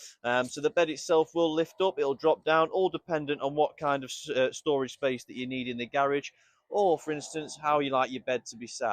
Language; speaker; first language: English; native; English